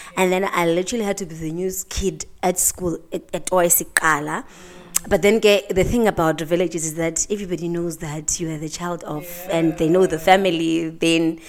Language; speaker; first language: English; non-native, local second language; Xhosa